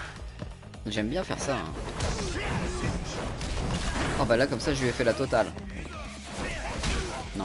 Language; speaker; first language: French; native; French